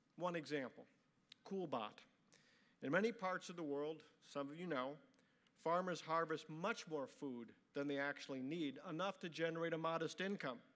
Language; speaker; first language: English; native; English